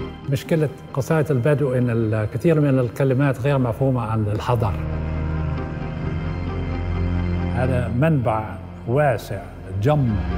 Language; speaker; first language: Arabic; non-native, fluent; Dutch